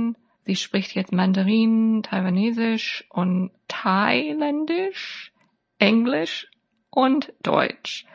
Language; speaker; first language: German; non-native, fluent; English